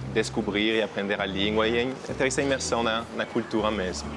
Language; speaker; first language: Portuguese; non-native, fluent; French